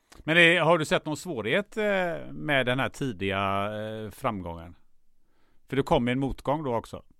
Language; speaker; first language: Swedish; non-native, local second language; German